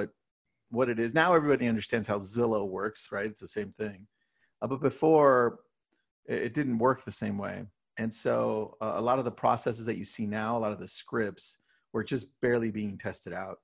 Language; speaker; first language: English; native; English